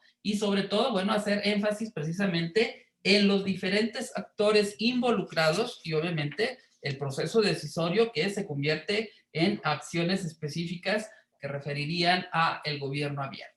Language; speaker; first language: Spanish; native; Spanish